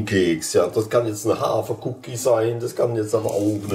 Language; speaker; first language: German; native; German